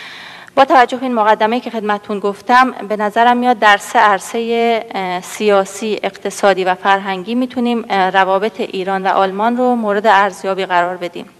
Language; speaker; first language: Persian; native; Persian